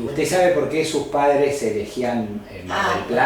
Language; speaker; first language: Spanish; native; Spanish